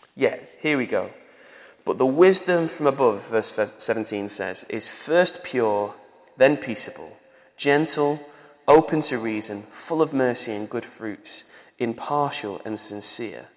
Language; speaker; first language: English; native; English